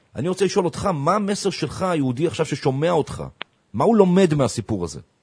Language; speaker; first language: Hebrew; native; Hebrew